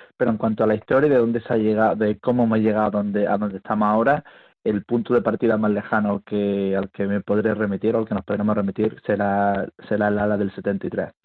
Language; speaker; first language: Spanish; native; Spanish